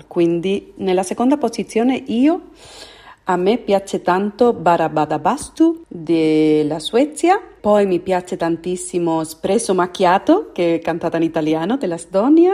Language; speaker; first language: Italian; non-native, fluent; Spanish